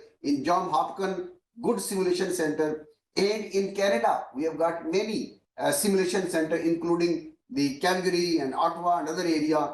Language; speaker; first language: English; non-native, local second language; Urdu